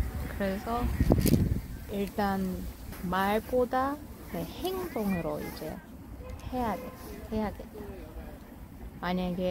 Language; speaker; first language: Korean; non-native, fluent; Russian